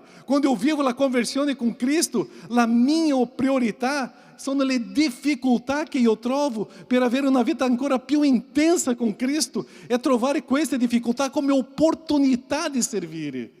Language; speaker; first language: Italian; non-native, fluent; Portuguese